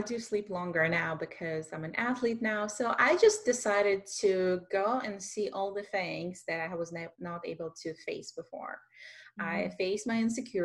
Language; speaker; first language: English; non-native, fluent; Russian